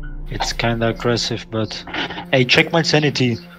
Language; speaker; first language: English; non-native, learner; German